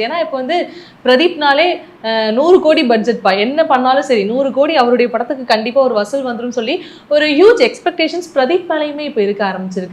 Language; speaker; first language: Tamil; native; Tamil